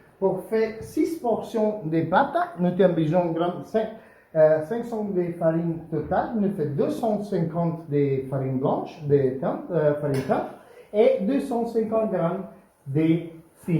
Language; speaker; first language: French; non-native, fluent; Italian